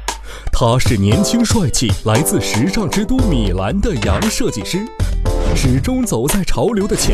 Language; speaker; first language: Chinese; native; Chinese